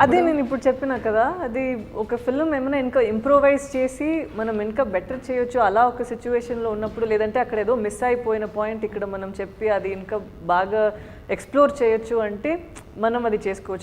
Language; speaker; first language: Telugu; non-native, fluent; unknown